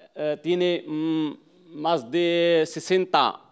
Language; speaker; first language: Spanish; non-native, learner; Arabic